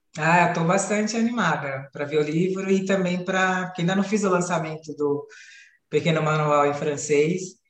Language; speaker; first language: Portuguese; native; Portuguese